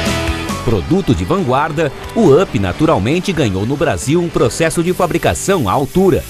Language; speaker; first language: Portuguese; native; Portuguese